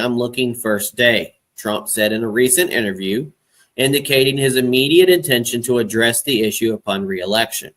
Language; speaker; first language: English; native; English